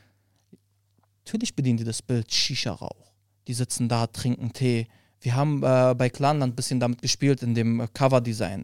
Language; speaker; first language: German; early bilingual, other home language; Arabic